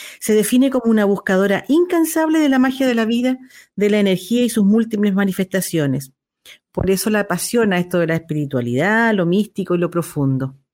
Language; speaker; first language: Spanish; native; Spanish